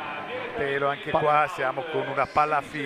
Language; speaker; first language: Italian; native; Italian